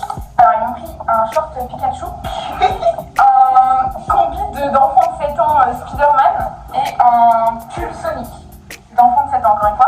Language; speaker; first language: French; native; French